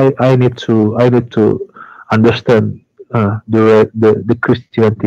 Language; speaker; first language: English; non-native, learner; Indonesian